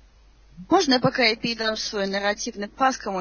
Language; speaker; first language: Russian; native; Russian